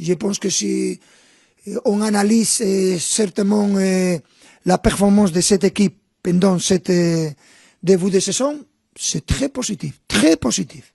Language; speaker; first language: French; non-native, fluent; Spanish